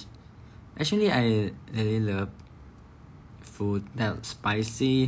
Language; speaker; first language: English; non-native, learner; Thai